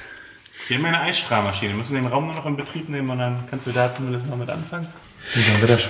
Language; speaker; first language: German; native; German